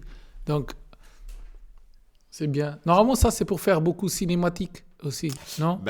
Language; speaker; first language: French; non-native, learner; Portuguese